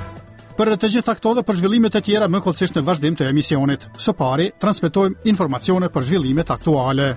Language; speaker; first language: Albanian; native; Albanian